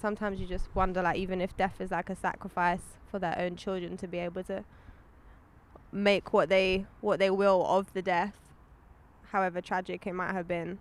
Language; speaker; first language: English; native; English